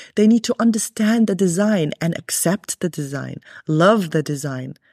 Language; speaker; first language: English; early bilingual, other home language; Arabic